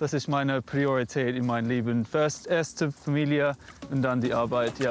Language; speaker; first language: German; non-native, fluent; English